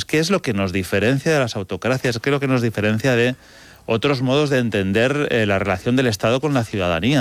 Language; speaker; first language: Spanish; native; Spanish